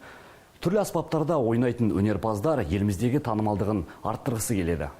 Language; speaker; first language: Kazakh; native; Kazakh